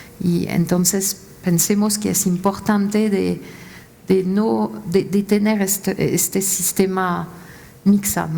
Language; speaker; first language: Spanish; non-native, fluent; French